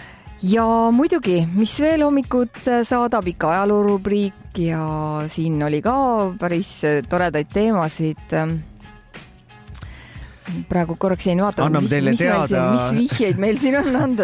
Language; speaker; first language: Estonian; native; Estonian